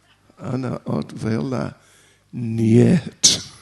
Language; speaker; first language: Russian; non-native, learner; English